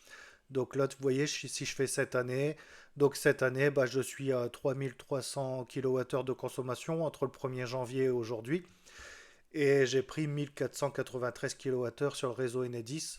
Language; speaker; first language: French; native; French